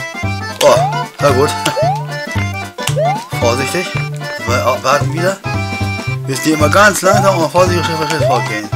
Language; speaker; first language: German; native; German